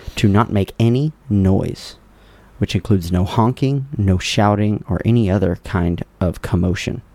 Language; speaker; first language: English; native; English